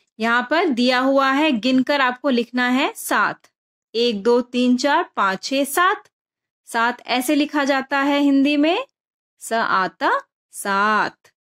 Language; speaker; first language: Hindi; non-native, local second language; Bangla